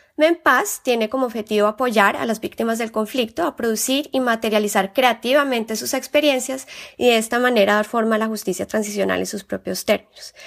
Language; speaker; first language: Spanish; native; Spanish